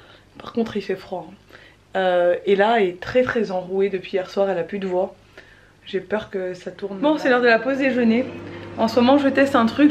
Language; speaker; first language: French; native; French